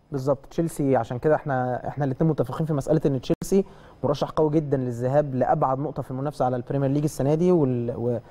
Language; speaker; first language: Egyptian Arabic; native; Egyptian Arabic